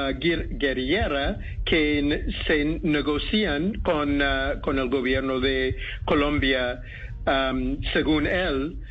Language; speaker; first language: Spanish; non-native, fluent; English